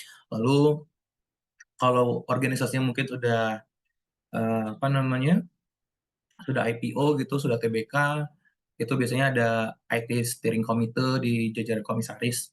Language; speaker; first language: Indonesian; native; Indonesian